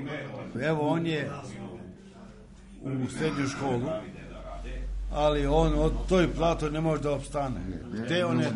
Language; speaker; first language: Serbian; non-native, local second language; Albanian